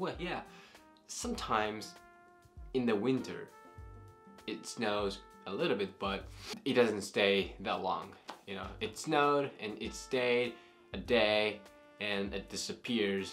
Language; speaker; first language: English; non-native, fluent; Japanese